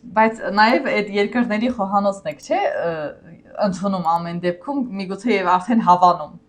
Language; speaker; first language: Armenian; native; Armenian